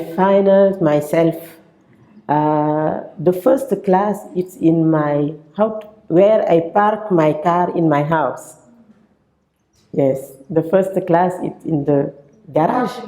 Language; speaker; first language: English; non-native, local second language; French